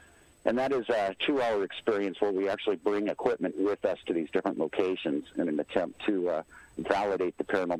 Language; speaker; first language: English; native; English